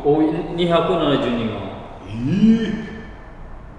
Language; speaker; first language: Japanese; non-native, learner; Indonesian